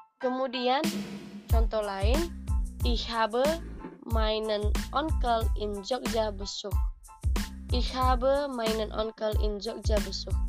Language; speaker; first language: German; non-native, learner; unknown